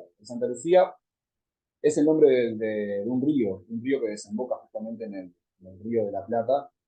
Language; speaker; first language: Spanish; native; Spanish